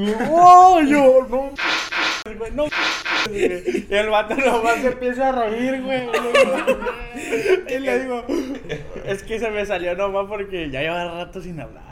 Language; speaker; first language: Spanish; native; Spanish